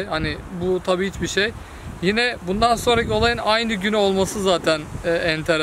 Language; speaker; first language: Turkish; native; Turkish